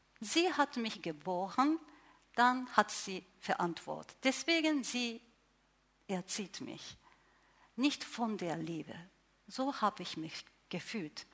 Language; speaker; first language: German; non-native, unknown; Japanese